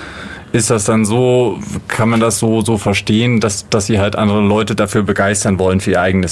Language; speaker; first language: German; native; German